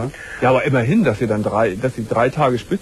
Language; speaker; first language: German; native; German